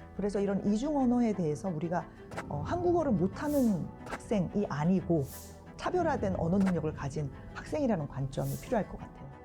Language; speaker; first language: Korean; native; Korean